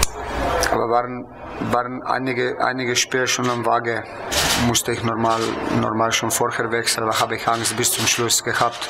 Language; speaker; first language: German; non-native, fluent; Slovenian